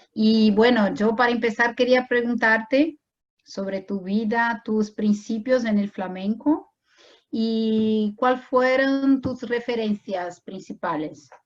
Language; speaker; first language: Spanish; non-native, fluent; Portuguese